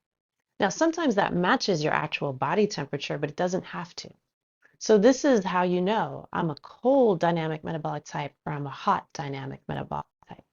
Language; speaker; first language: English; native; English